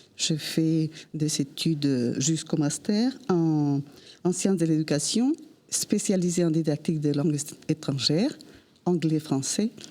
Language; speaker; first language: French; non-native, fluent; Spanish